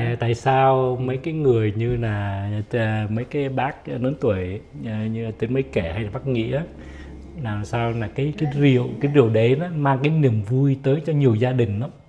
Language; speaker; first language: Vietnamese; early bilingual, other home language; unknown